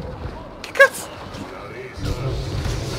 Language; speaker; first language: Italian; native; Italian